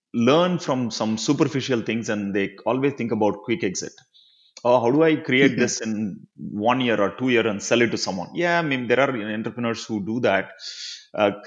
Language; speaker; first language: English; non-native, local second language; Tamil